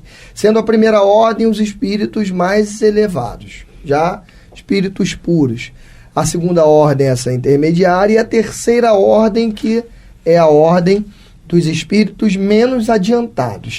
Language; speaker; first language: Portuguese; native; Portuguese